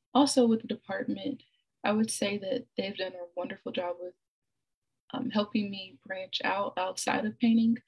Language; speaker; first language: English; native; English